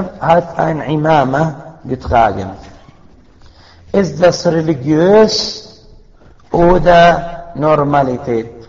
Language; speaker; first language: German; non-native, fluent; Arabic